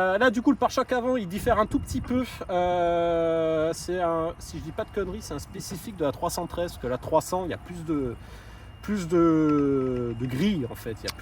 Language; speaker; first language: French; native; French